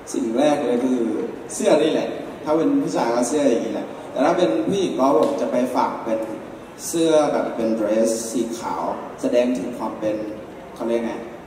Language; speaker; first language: Thai; non-native, local second language; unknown